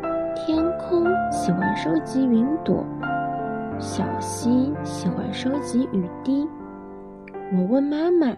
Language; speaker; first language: Chinese; native; Chinese